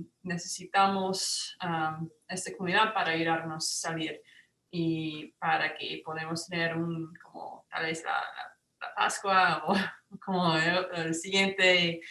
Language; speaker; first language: Spanish; non-native, fluent; English